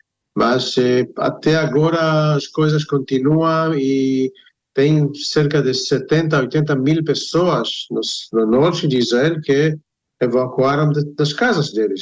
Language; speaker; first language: Portuguese; non-native, fluent; Hebrew